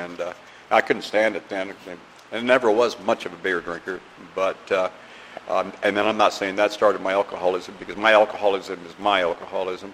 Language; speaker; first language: English; native; English